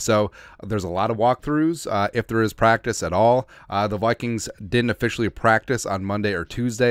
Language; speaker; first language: English; native; English